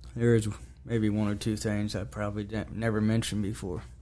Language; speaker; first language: English; native; English